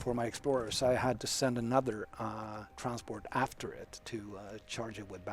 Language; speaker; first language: English; non-native, fluent; Swedish